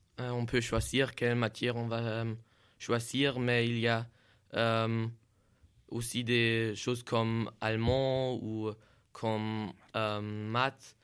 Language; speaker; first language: French; non-native, learner; German